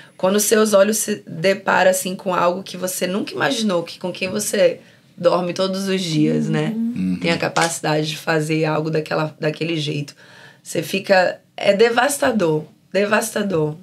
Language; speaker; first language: Portuguese; native; Portuguese